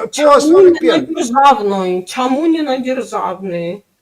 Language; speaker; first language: Russian; native; Russian